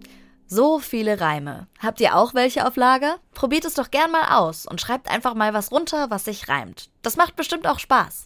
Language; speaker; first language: German; native; German